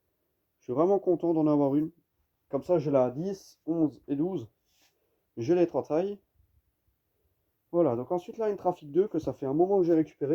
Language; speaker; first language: French; native; French